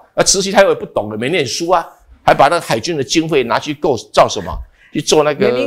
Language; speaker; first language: Chinese; native; Chinese